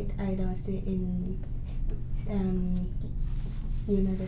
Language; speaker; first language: English; non-native, learner; Spanish